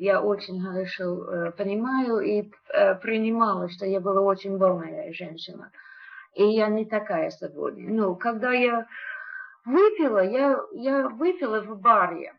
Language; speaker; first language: Russian; non-native, learner; English